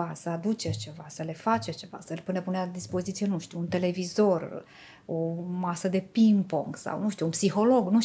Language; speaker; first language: Romanian; native; Romanian